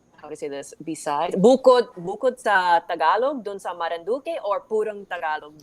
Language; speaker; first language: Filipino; early bilingual, heritage; English